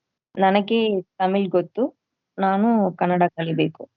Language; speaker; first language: Kannada; non-native, learner; Tamil